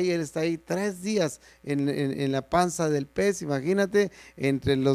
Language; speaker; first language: Spanish; native; Spanish